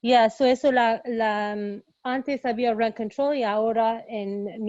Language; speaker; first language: Spanish; early bilingual, heritage; Spanish